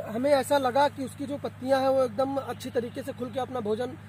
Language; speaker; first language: Hindi; native; Hindi